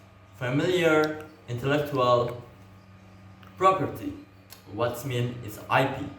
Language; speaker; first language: English; non-native, learner; Indonesian